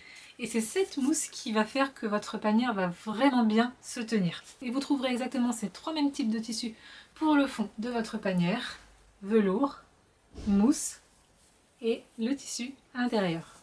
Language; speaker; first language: French; native; French